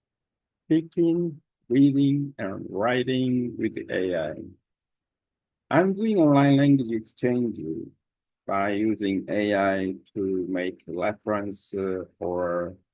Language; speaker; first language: English; non-native, learner; Korean